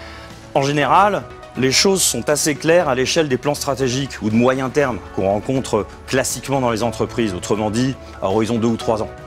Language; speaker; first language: French; native; French